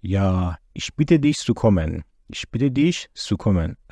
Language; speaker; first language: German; non-native, fluent; Persian